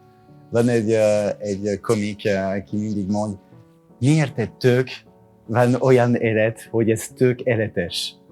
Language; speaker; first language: Hungarian; non-native, learner; French